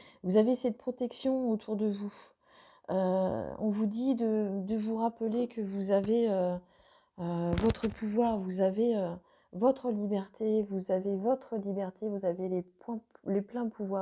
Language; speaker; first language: French; native; French